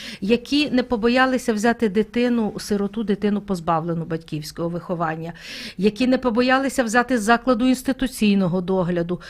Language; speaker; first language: Ukrainian; native; Ukrainian